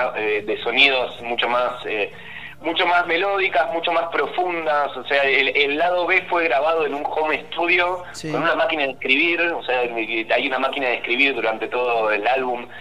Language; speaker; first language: Spanish; native; Spanish